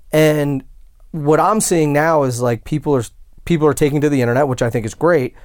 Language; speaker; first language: English; native; English